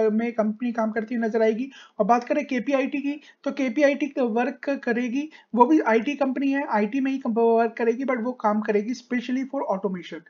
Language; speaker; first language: Hindi; native; Hindi